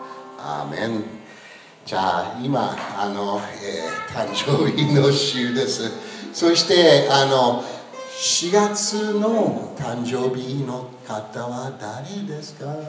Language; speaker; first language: Japanese; non-native, learner; English